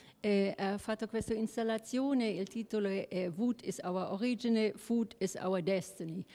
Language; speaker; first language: Italian; non-native, learner; German